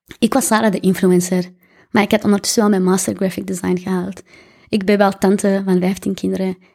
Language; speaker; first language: Dutch; early bilingual, other home language; Arabic